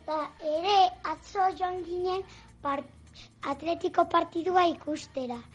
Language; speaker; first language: Basque; non-native, local second language; Spanish